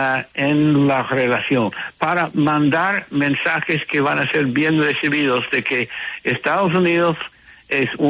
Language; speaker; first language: Spanish; non-native, fluent; English